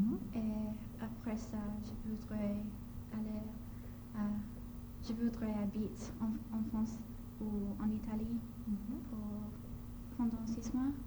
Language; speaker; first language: French; non-native, learner; English